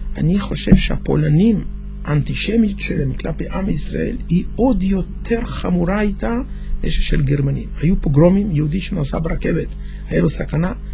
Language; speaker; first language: Hebrew; non-native, fluent; Yiddish